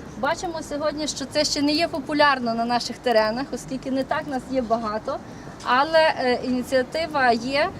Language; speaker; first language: Ukrainian; native; Ukrainian